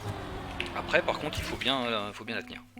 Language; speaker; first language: French; native; French